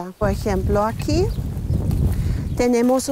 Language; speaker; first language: Spanish; non-native, learner; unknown